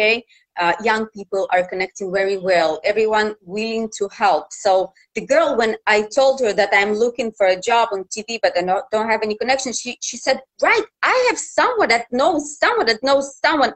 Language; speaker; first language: English; non-native, fluent; Russian